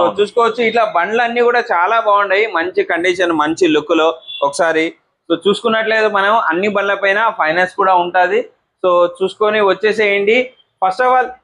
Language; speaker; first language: Telugu; native; Telugu